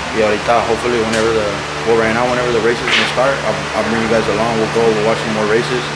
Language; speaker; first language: English; early bilingual, other home language; Spanish